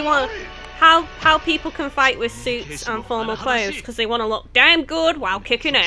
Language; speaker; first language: English; native; English